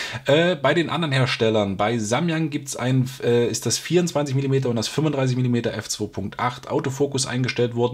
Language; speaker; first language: German; native; German